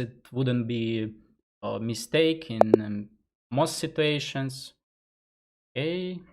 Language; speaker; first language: English; non-native, fluent; Russian